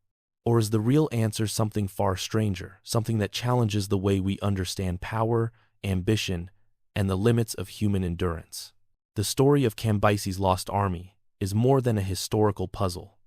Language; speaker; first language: English; native; English